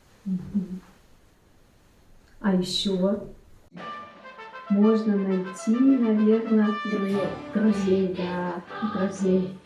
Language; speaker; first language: Russian; native; Russian